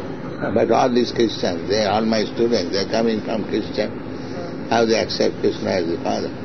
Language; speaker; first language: English; non-native, local second language; Bangla